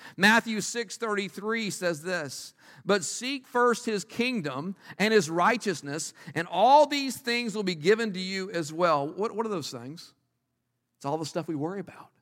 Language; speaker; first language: English; native; English